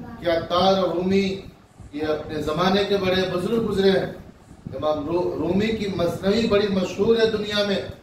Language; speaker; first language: Urdu; native; Urdu